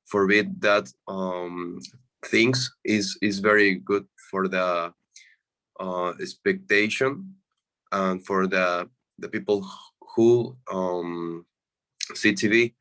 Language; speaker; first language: English; non-native, learner; Spanish